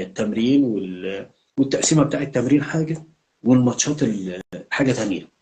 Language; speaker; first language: Arabic; native; Arabic